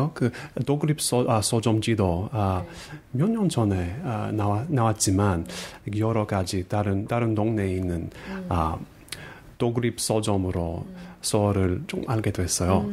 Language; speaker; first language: Korean; non-native, fluent; English